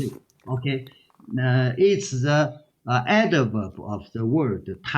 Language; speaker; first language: English; non-native, learner; Chinese